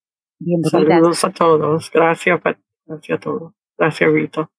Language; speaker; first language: Spanish; early bilingual, heritage; Spanish